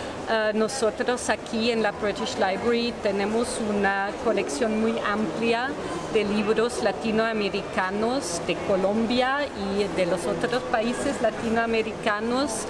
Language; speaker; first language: Spanish; non-native, fluent; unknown